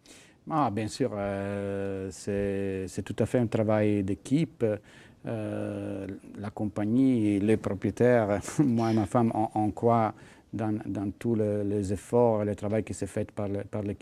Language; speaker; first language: French; non-native, fluent; Italian